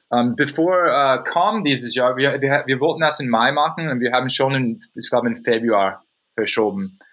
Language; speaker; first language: German; non-native, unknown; English